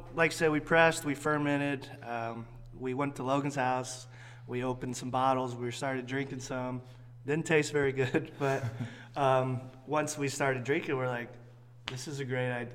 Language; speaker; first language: English; native; English